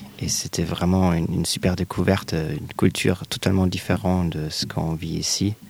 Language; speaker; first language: French; non-native, fluent; German